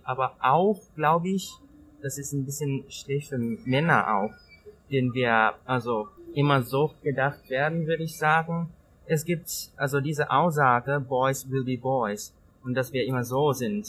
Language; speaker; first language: German; non-native, learner; Thai